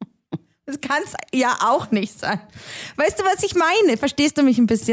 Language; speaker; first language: German; native; German